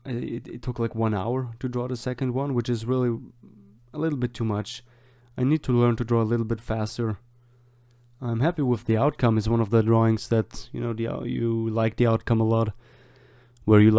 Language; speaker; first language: English; non-native, fluent; German